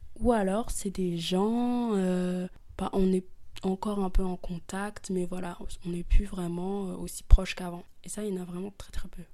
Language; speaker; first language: French; early bilingual, other home language; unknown